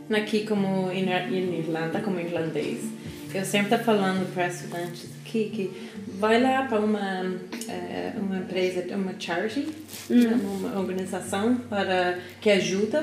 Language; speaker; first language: Portuguese; non-native, learner; English